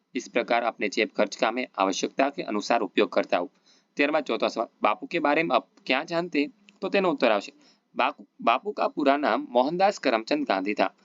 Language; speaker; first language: Hindi; non-native, local second language; Gujarati